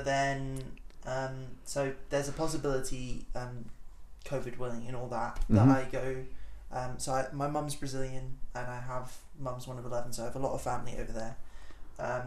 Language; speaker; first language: English; native; English